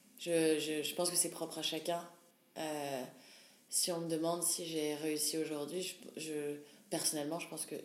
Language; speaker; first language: French; native; French